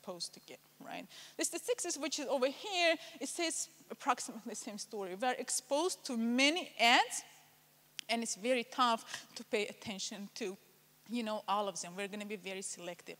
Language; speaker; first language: English; non-native, fluent; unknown